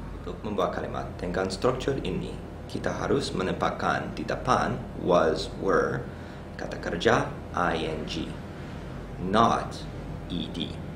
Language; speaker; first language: Indonesian; non-native, learner; English